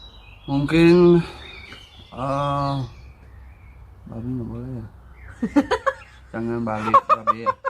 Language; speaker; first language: Indonesian; non-native, learner; Dutch